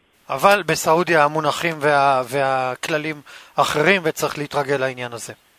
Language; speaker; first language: Hebrew; native; Hebrew